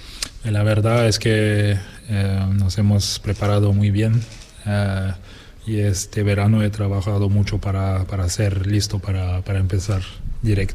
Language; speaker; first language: Spanish; non-native, fluent; French